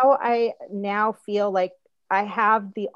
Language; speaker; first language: English; early bilingual, other home language; Spanish